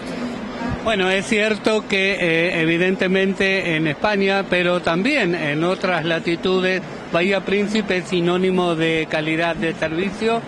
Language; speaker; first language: Spanish; native; Spanish